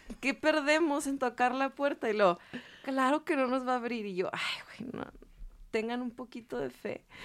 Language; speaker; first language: Spanish; native; Spanish